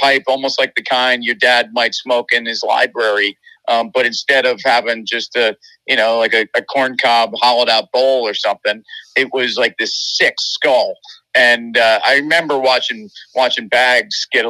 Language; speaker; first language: English; native; English